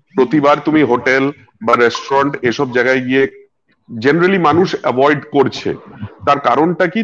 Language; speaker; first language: Bangla; native; Bangla